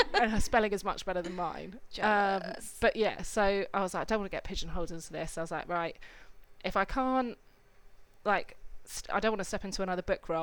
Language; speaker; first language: English; native; English